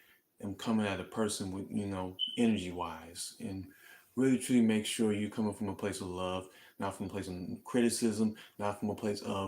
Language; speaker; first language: English; native; English